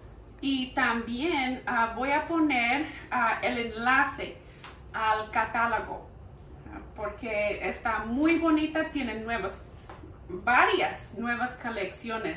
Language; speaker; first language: Spanish; early bilingual, heritage; Spanish